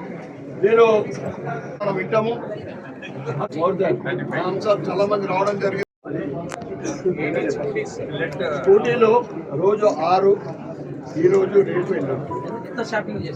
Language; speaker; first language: Telugu; native; Telugu